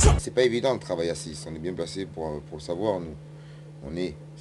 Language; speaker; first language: French; native; French